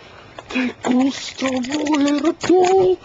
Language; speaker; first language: Spanish; non-native, learner; English